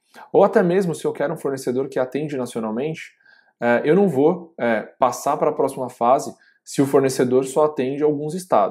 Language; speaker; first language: Portuguese; native; Portuguese